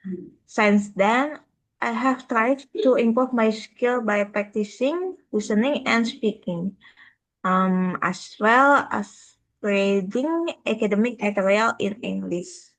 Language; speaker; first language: English; non-native, learner; Indonesian